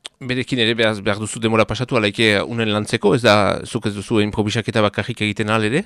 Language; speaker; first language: Basque; native; Basque